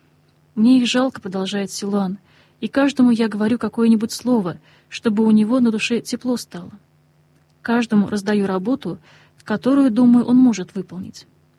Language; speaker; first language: Russian; native; Russian